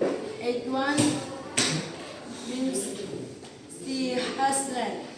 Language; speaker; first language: English; non-native, learner; Indonesian